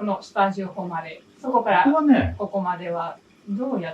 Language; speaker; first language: Japanese; non-native, learner; English